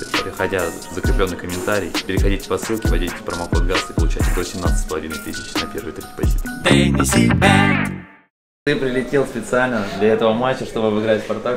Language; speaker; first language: Russian; native; Russian